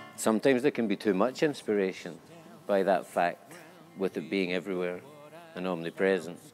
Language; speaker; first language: English; native; English